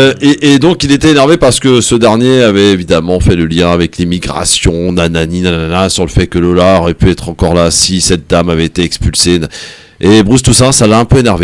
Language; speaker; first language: French; native; French